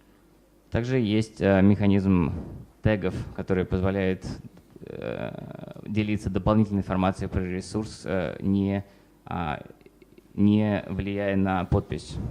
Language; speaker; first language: Russian; native; Russian